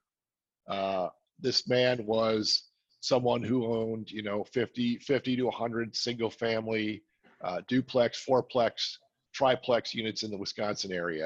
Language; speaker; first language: English; native; English